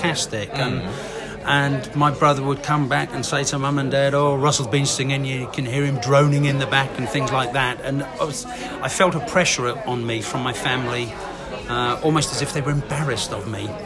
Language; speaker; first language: English; native; English